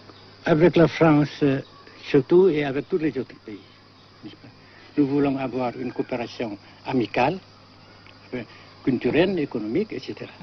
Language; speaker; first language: French; non-native, fluent; Vietnamese